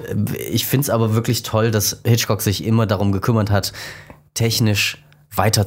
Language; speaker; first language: German; native; German